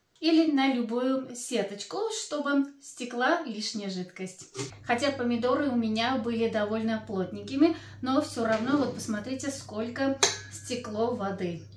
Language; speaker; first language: Russian; non-native, local second language; Armenian